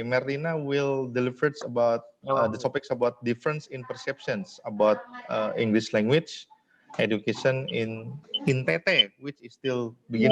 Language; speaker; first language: English; non-native, fluent; Indonesian